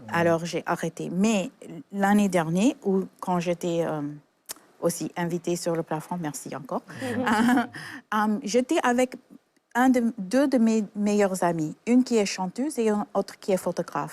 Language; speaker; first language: French; non-native, fluent; English